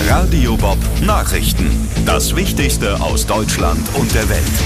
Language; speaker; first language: German; native; German